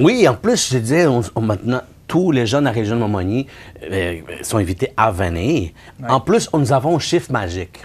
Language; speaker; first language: French; non-native, fluent; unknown